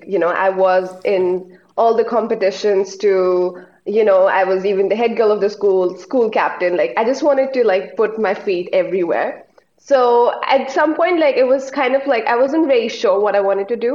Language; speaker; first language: English; non-native, local second language; Hindi